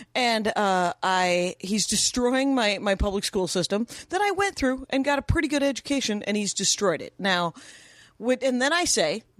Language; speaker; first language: English; native; English